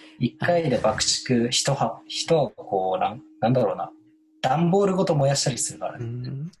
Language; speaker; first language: Japanese; native; Japanese